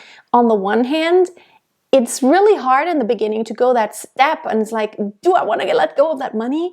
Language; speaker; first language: English; non-native, fluent; German